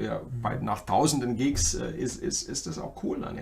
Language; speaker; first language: German; native; German